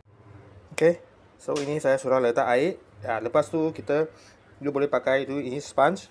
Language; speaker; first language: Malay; non-native, local second language; Chinese